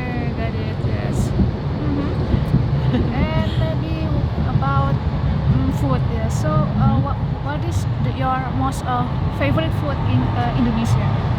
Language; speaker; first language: English; non-native, learner; Indonesian